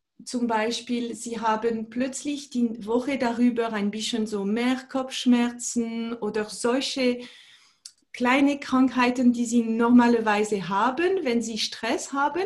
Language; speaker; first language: German; non-native, fluent; French